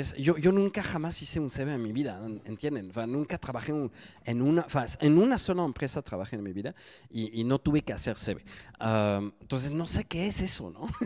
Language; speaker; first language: Spanish; non-native, fluent; French